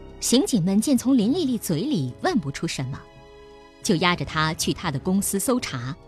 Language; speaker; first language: Chinese; native; Chinese